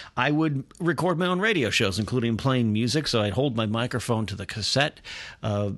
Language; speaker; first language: English; native; English